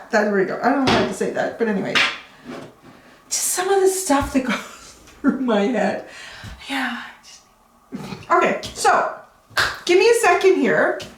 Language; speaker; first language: English; native; English